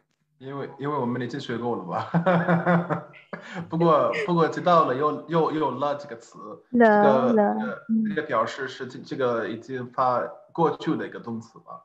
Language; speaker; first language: Chinese; non-native, fluent; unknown